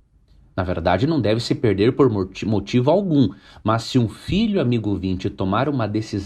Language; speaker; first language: Portuguese; native; Portuguese